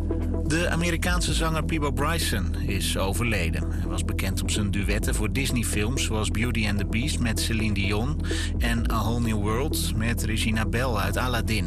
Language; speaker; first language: Dutch; native; Dutch